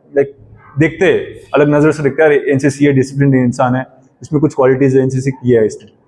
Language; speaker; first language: Hindi; non-native, local second language; Marathi